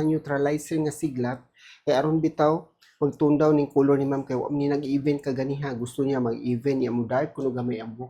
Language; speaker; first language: Cebuano; native; Cebuano